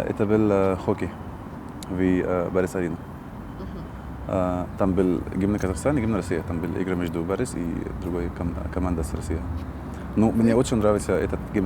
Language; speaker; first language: Russian; non-native, learner; Arabic